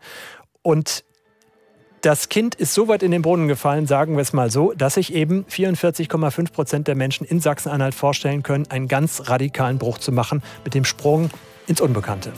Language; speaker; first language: German; native; German